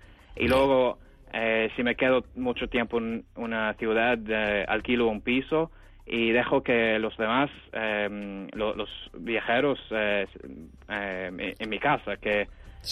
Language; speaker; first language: Spanish; non-native, fluent; English